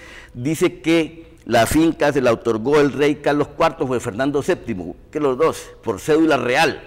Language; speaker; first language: Spanish; native; Spanish